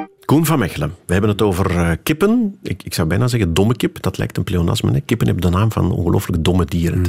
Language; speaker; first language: Dutch; native; Dutch